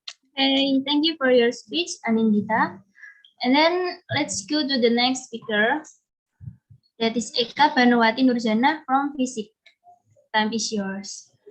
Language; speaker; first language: English; non-native, learner; Indonesian